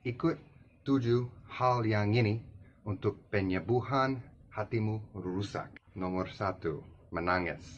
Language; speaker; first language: Indonesian; non-native, learner; English